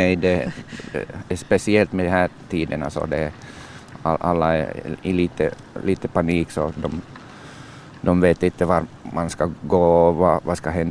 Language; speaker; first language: Swedish; non-native, learner; Finnish